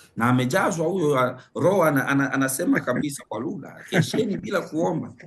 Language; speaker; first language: Swahili; native; Swahili